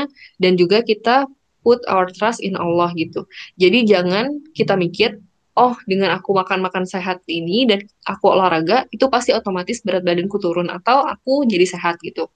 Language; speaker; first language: Indonesian; native; Indonesian